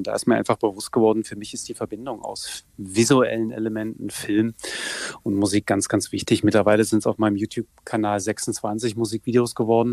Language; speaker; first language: German; native; German